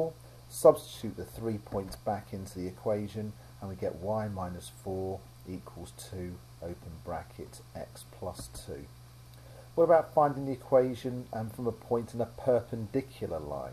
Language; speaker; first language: English; native; English